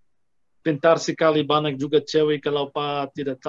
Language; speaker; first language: Indonesian; non-native, fluent; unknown